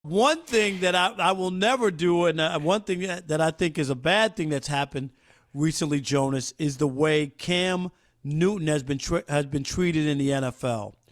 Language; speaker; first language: English; native; English